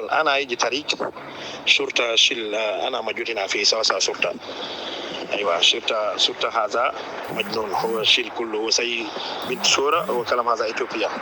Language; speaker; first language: Arabic; non-native, learner; Amharic